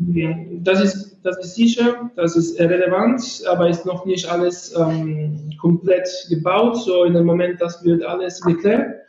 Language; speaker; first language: German; non-native, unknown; Italian